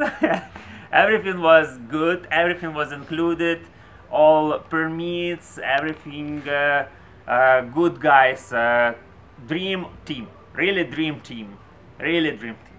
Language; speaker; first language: English; non-native, learner; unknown